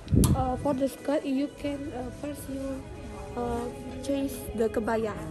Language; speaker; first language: English; non-native, learner; Indonesian